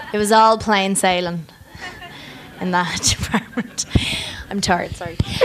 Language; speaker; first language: English; native; English